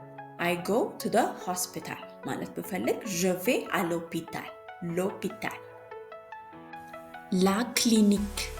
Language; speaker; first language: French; non-native, fluent; Amharic